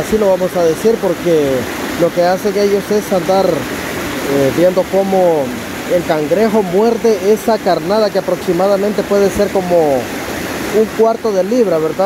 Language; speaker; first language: Spanish; native; Spanish